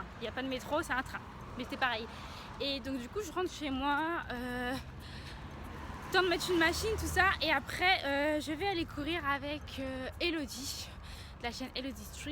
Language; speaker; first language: French; native; French